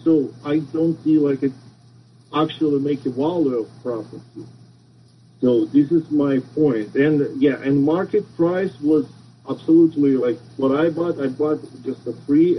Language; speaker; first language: English; non-native, learner; Russian